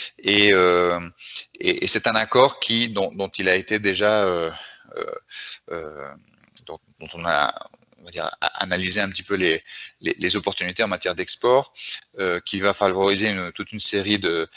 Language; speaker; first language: French; native; French